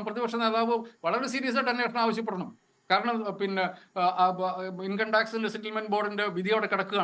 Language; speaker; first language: Malayalam; native; Malayalam